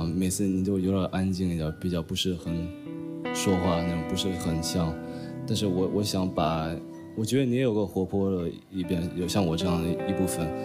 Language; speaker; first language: Chinese; non-native, learner; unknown